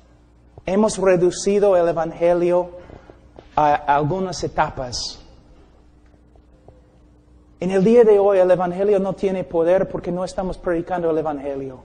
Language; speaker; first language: Spanish; non-native, fluent; English